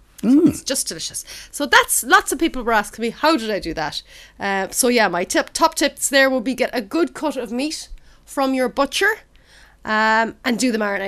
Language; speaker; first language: English; native; English